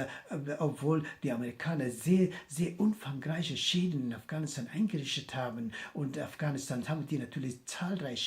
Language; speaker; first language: German; non-native, fluent; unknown